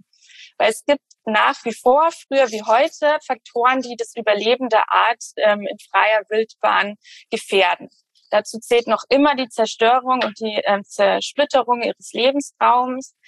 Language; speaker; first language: German; native; German